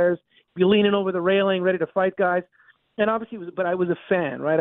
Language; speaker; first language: English; native; English